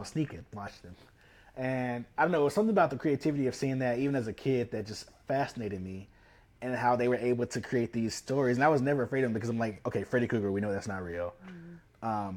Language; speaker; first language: English; native; English